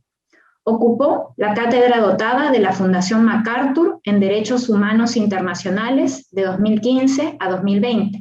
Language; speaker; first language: Spanish; native; Spanish